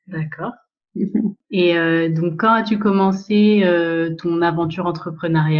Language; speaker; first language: French; native; French